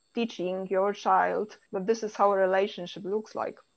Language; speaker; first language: English; non-native, fluent; Polish